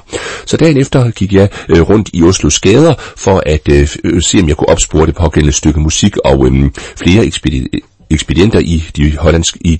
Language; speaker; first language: Danish; native; Danish